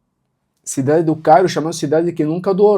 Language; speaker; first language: Portuguese; non-native, local second language; Arabic